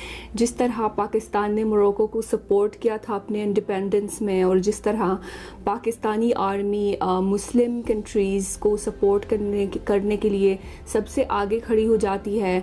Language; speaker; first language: Hindi; non-native, fluent; Arabic